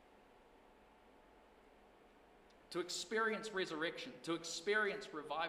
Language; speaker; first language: English; native; English